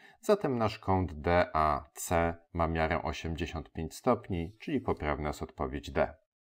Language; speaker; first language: Polish; native; Polish